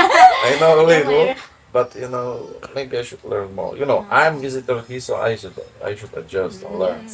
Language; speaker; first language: English; non-native, learner; Polish